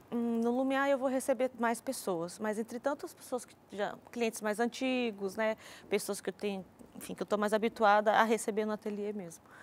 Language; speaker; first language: Portuguese; native; Portuguese